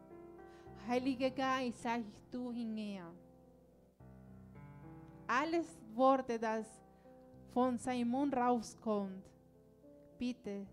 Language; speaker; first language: German; non-native, learner; Spanish